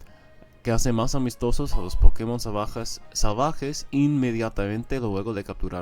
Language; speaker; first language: Spanish; non-native, fluent; English